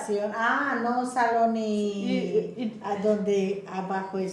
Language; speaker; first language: Spanish; non-native, fluent; Bulgarian